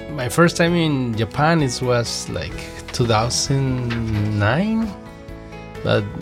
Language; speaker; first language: English; non-native, learner; Spanish